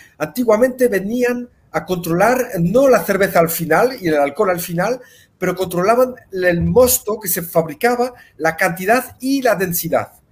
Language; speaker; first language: Spanish; early bilingual, heritage; Spanish